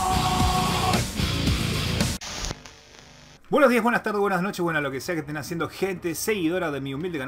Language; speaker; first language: Spanish; native; Spanish